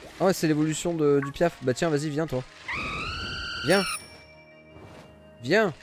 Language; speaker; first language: French; native; French